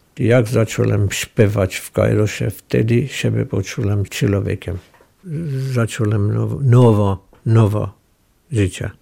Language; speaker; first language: Polish; non-native, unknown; Armenian